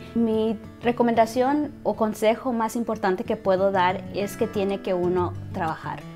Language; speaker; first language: Spanish; early bilingual, heritage; Spanish